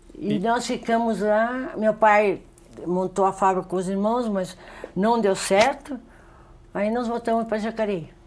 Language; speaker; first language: Portuguese; early bilingual, other home language; Spanish